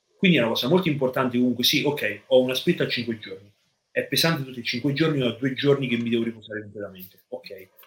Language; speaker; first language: Italian; native; Italian